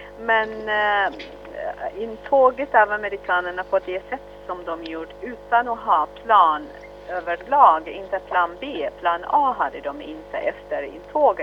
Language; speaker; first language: Swedish; early bilingual, other home language; Arabic